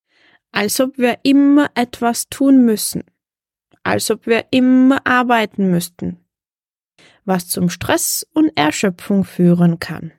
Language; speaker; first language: German; non-native, fluent; Czech